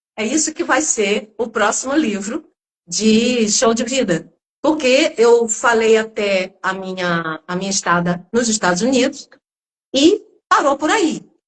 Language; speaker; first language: Portuguese; native; Portuguese